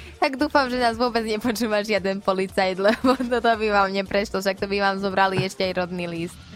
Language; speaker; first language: Slovak; native; Slovak